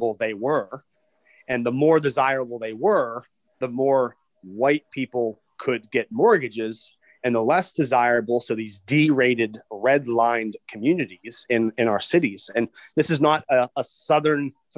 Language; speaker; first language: English; native; English